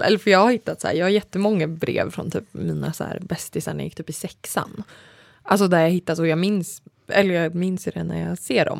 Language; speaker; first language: Swedish; native; Swedish